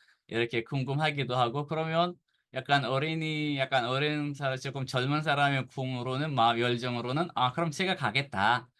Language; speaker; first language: Korean; non-native, fluent; Arabic